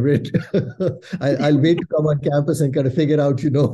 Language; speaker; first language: English; non-native, local second language; Urdu